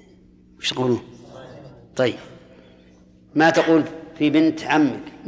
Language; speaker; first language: Arabic; native; Arabic